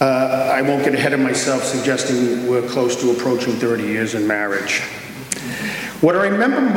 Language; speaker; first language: English; native; English